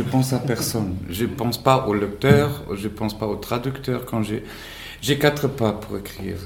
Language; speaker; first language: French; non-native, fluent; Spanish